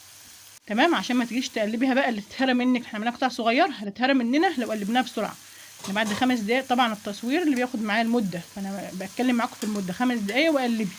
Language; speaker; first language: Arabic; native; Arabic